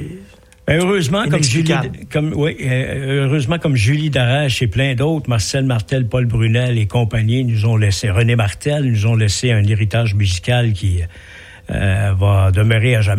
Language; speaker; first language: French; native; French